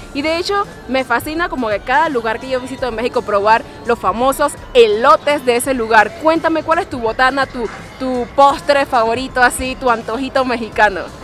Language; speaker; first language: Spanish; native; Spanish